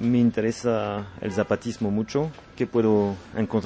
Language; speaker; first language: Spanish; non-native, learner; French